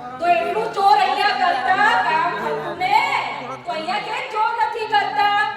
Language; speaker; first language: Gujarati; non-native, local second language; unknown